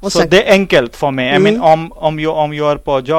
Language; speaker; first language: Swedish; non-native, learner; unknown